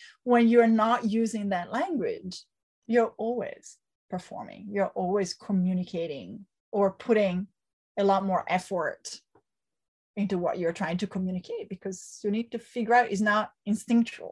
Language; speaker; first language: English; non-native, fluent; Italian